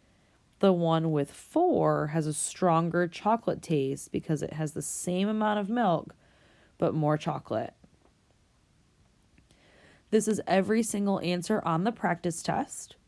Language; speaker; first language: English; native; English